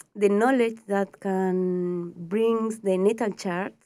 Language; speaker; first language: English; non-native, fluent; Spanish